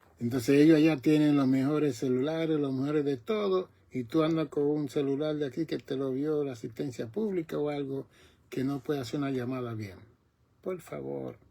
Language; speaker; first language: Spanish; native; Spanish